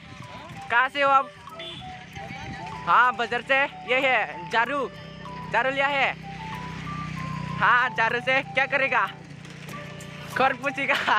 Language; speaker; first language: Hindi; non-native, local second language; Bodo